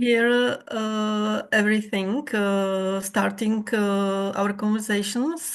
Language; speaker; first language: English; non-native, learner; Czech